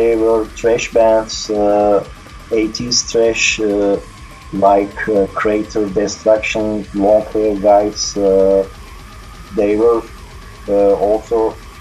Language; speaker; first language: English; non-native, learner; Turkish